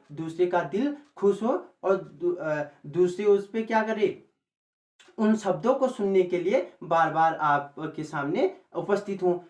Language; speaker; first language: Hindi; native; Hindi